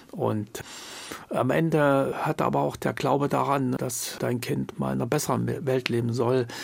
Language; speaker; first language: German; native; German